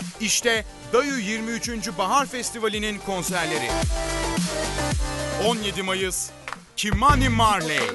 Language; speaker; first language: Turkish; native; Turkish